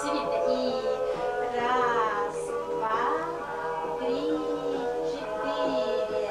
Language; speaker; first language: Russian; non-native, local second language; Yakut